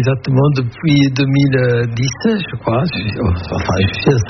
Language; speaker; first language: French; non-native, fluent; Italian